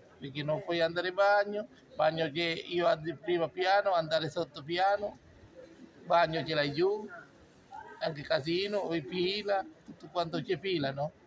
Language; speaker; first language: Italian; non-native, learner; Sinhala